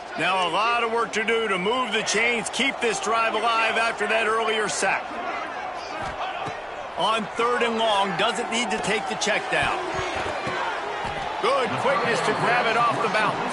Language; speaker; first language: English; native; English